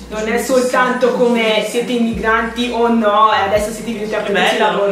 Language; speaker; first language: Italian; early bilingual, other home language; English